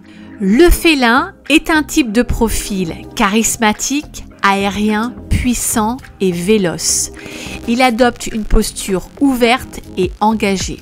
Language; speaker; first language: French; native; French